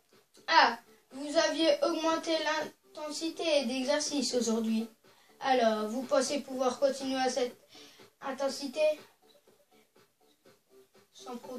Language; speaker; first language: French; native; French